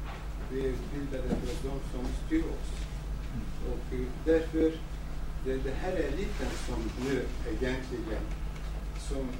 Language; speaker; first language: Swedish; non-native, fluent; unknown